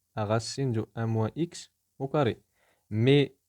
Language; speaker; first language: French; non-native, local second language; Arabic